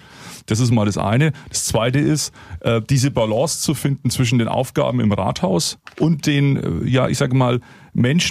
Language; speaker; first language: German; native; German